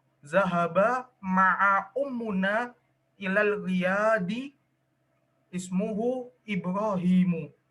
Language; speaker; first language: Arabic; non-native, learner; Indonesian